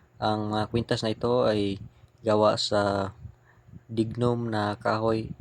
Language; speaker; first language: Filipino; non-native, local second language; Cebuano